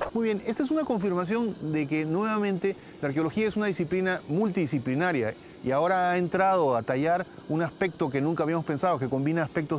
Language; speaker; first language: Spanish; native; Spanish